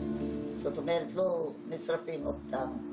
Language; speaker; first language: Hebrew; non-native, fluent; Hungarian